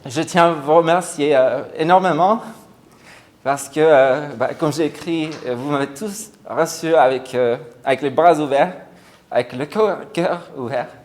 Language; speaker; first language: French; non-native, fluent; Spanish